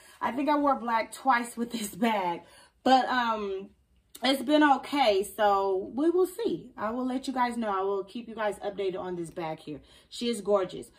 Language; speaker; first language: English; native; English